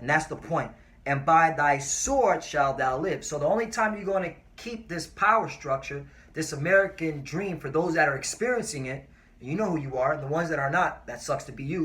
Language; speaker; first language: English; native; English